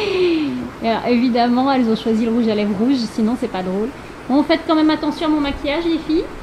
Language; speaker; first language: French; native; French